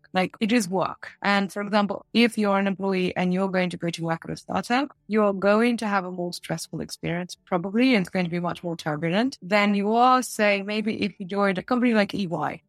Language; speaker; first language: English; early bilingual, other home language; Russian